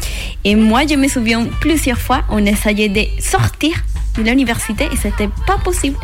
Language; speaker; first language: French; non-native, learner; Spanish